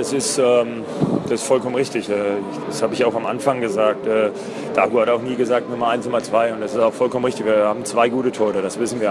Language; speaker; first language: German; native; German